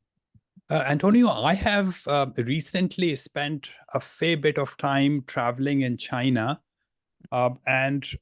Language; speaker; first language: English; non-native, fluent; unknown